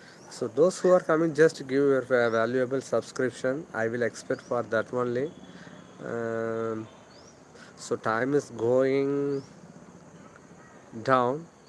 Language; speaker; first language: English; non-native, local second language; Tamil